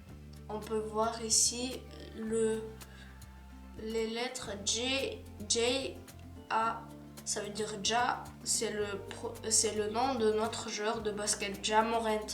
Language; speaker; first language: French; non-native, learner; Ukrainian